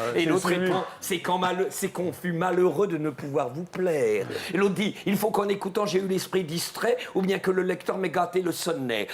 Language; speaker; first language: French; native; French